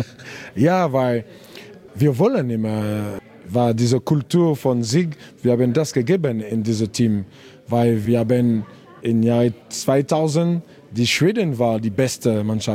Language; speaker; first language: German; non-native, learner; French